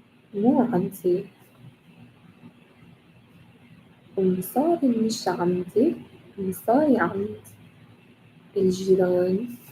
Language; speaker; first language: Arabic; non-native, learner; English